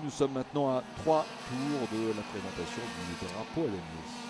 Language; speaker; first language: French; native; French